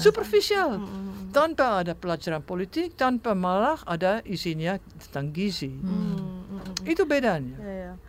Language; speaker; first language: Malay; non-native, fluent; Dutch